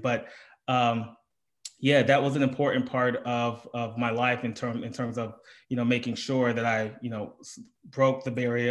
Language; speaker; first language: English; native; English